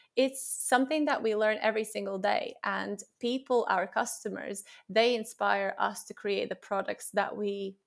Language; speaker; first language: English; non-native, fluent; Latvian